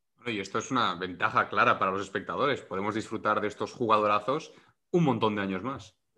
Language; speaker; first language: Spanish; non-native, local second language; Catalan